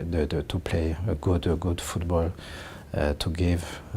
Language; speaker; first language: English; non-native, learner; French